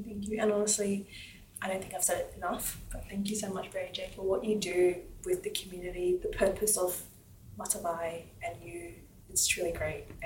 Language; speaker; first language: English; native; English